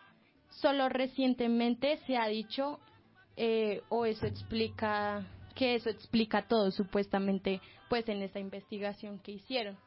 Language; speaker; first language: Spanish; native; Spanish